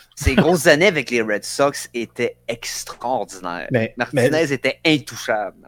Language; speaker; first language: French; native; French